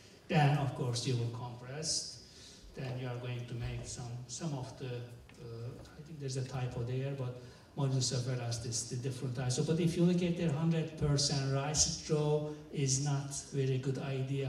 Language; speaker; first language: English; non-native, fluent; Turkish